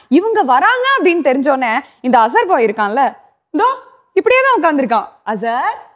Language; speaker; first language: Tamil; native; Tamil